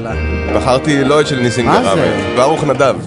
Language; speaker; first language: Hebrew; native; Hebrew